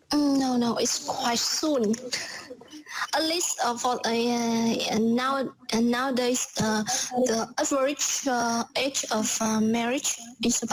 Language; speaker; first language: English; non-native, learner; Vietnamese